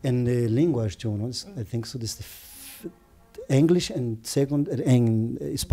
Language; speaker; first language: English; non-native, learner; Portuguese